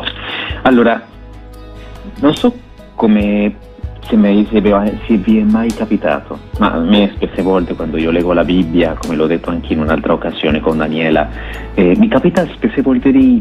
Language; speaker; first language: Italian; non-native, fluent; Spanish